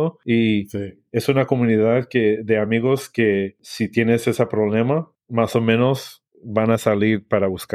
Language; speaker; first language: Spanish; early bilingual, heritage; English